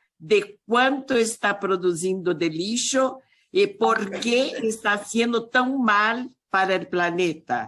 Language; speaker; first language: Spanish; non-native, learner; Portuguese